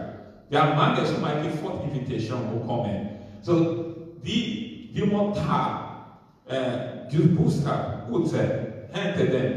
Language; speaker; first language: Norwegian; non-native, learner; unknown